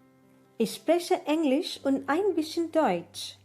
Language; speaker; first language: German; non-native, fluent; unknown